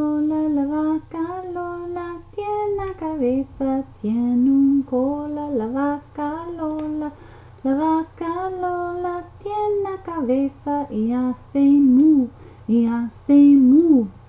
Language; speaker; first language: Spanish; non-native, learner; English